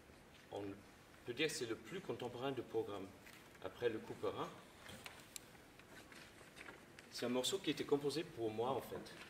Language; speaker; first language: French; non-native, fluent; English